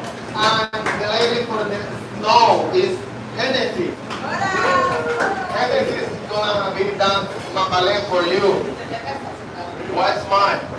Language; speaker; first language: English; non-native, learner; Spanish